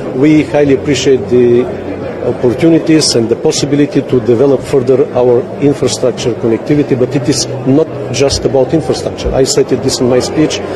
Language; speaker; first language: English; non-native, fluent; Bulgarian